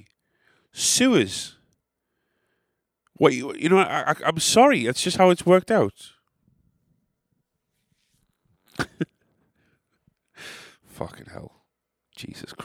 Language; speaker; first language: English; native; English